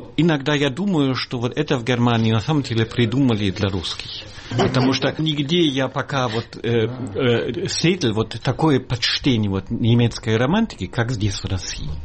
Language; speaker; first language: Russian; non-native, fluent; German